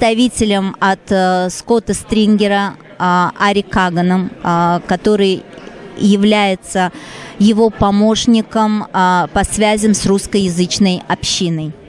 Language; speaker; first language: Russian; native; Russian